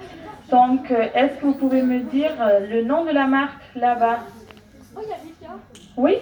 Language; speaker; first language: French; non-native, fluent; German